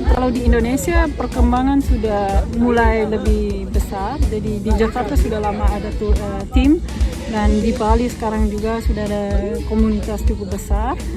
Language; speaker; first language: Indonesian; non-native, fluent; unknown